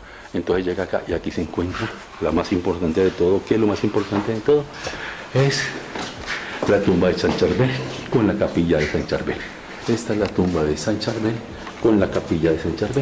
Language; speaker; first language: Spanish; native; Spanish